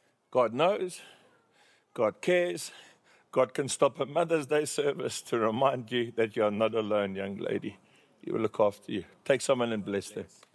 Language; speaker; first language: English; native; English